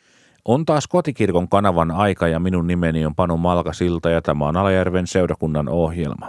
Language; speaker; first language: Finnish; native; Finnish